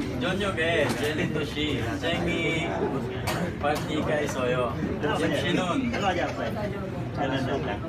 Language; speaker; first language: Korean; non-native, learner; Filipino